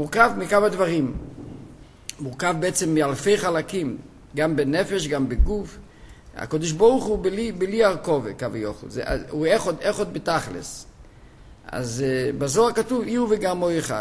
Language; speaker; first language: Hebrew; non-native, fluent; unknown